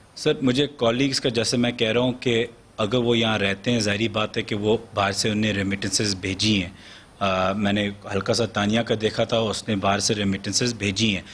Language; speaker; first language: Urdu; early bilingual, heritage; Urdu